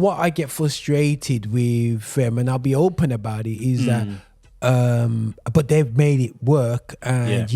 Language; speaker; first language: English; native; English